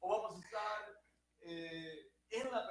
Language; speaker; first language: Spanish; native; Spanish